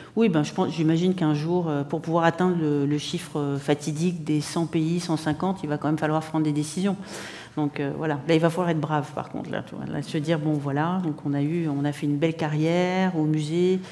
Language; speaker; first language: French; native; French